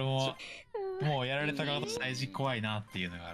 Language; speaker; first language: Japanese; native; Japanese